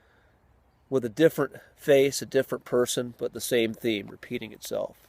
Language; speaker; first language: English; native; English